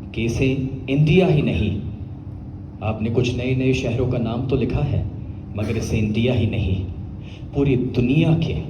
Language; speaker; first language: Hindi; non-native, local second language; Gujarati